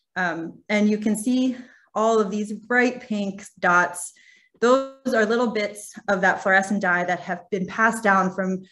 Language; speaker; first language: English; native; English